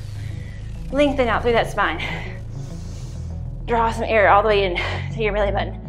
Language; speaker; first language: English; native; English